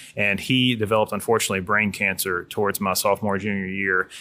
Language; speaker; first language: English; native; English